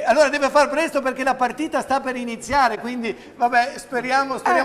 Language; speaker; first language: Italian; native; Italian